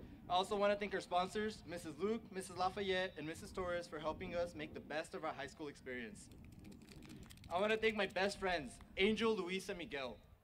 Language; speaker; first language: English; early bilingual, other home language; Spanish